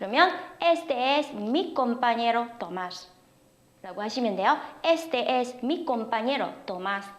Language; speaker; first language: Spanish; non-native, fluent; Korean